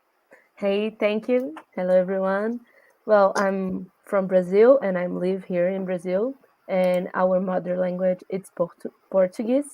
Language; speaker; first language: English; non-native, learner; Portuguese